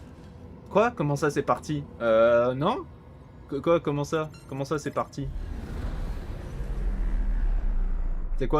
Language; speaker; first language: French; native; French